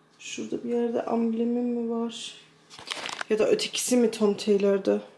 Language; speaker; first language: Turkish; early bilingual, heritage; Turkish